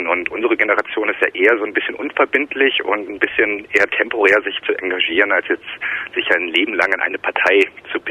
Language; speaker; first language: German; native; German